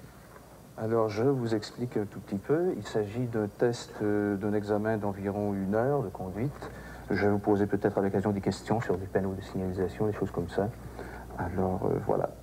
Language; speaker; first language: French; native; French